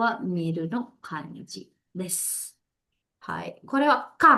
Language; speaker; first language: Japanese; non-native, learner; Indonesian